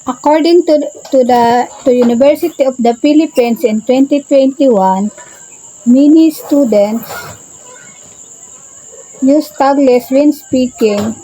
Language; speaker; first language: English; non-native, local second language; Filipino